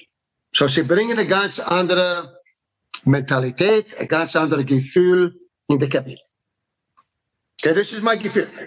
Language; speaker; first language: German; non-native, fluent; English